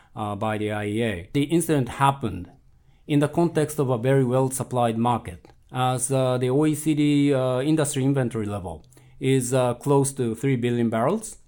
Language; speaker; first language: English; non-native, fluent; Japanese